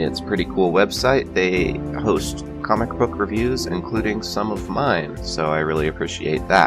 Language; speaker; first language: English; native; English